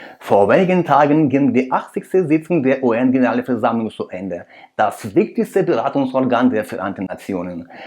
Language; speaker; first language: German; non-native, fluent; Russian